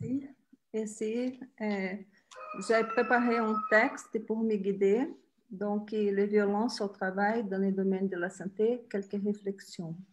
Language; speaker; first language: French; non-native, fluent; Portuguese